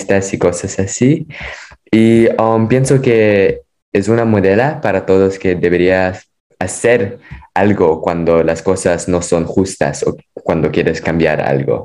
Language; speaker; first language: Spanish; non-native, fluent; English